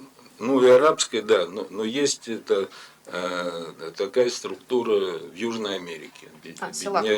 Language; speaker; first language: Russian; native; Russian